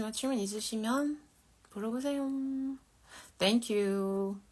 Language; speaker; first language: Korean; non-native, fluent; French